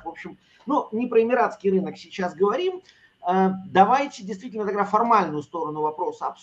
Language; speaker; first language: Russian; native; Russian